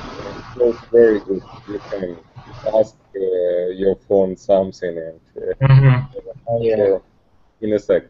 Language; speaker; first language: English; non-native, learner; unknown